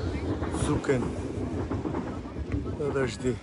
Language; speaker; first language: Russian; non-native, local second language; Azerbaijani